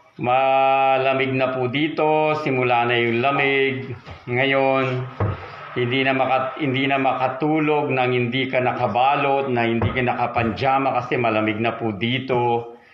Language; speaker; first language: Filipino; native; Filipino